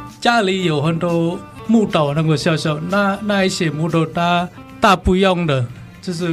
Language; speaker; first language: Chinese; non-native, learner; Balinese